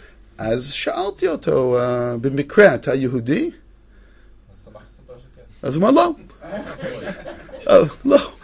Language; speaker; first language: Hebrew; non-native, fluent; English